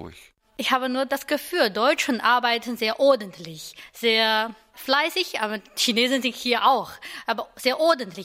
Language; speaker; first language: German; non-native, learner; Chinese